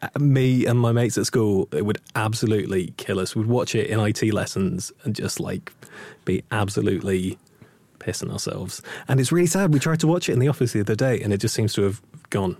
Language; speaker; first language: English; native; English